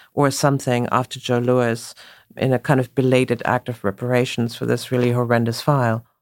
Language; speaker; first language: English; non-native, fluent; German